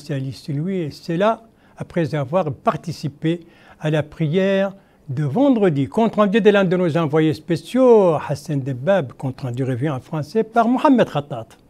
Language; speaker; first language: French; non-native, local second language; Arabic